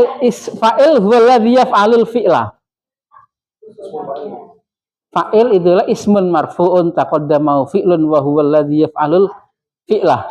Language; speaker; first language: Arabic; non-native, fluent; Indonesian